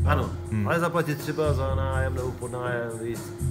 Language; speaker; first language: Czech; non-native, local second language; Polish